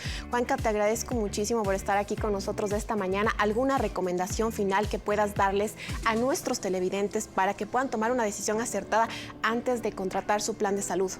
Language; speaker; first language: Spanish; native; Spanish